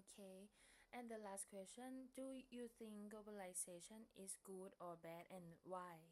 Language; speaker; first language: English; non-native, learner; Thai